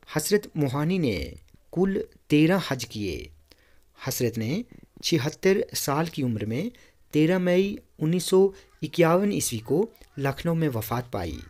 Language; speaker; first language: Urdu; non-native, local second language; Kashmiri